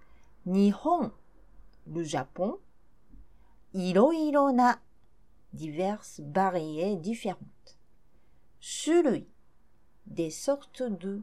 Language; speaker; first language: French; non-native, fluent; Japanese